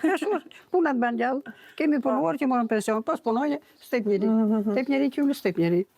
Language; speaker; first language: Albanian; native; Albanian